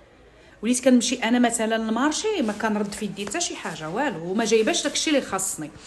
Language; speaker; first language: Arabic; native; Arabic